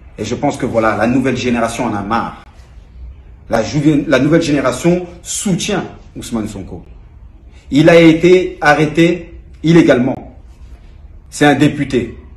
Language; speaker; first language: French; native; French